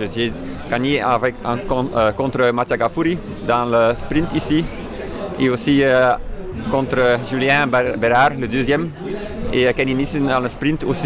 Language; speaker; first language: French; non-native, fluent; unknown